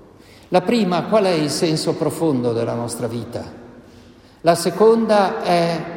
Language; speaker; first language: Italian; native; Italian